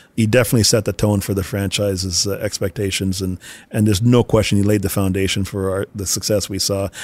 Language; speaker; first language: English; native; English